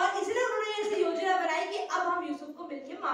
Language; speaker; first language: Hindi; native; Hindi